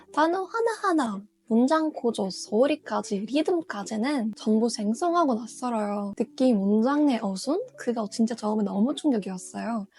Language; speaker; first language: Korean; non-native, fluent; Russian